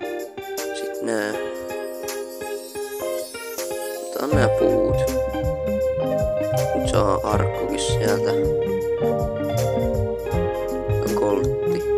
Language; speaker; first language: Finnish; native; Finnish